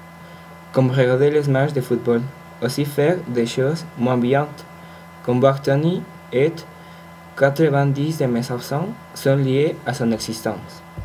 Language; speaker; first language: French; non-native, learner; Spanish